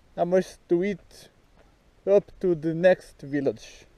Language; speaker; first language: English; non-native, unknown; Portuguese